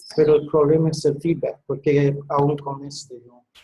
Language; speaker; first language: Spanish; non-native, fluent; English